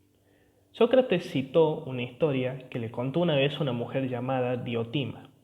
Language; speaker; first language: Spanish; native; Spanish